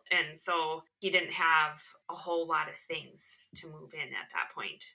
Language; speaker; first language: English; native; English